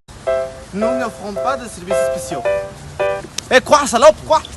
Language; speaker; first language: French; non-native, learner; Spanish